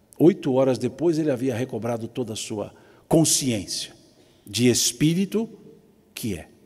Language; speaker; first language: Portuguese; native; Portuguese